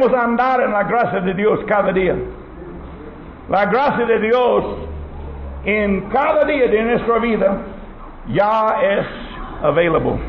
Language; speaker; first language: Spanish; non-native, learner; English